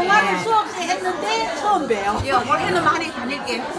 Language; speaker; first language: Korean; early bilingual, heritage; Korean